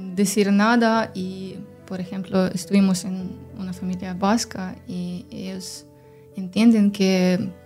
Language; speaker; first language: Spanish; non-native, learner; Ukrainian